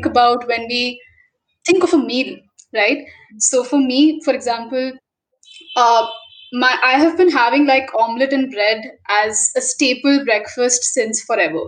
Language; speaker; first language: English; non-native, local second language; Bangla